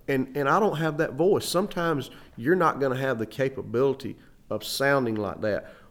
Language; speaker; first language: English; native; English